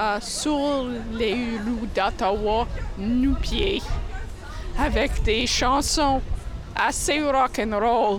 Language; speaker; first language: French; non-native, local second language; English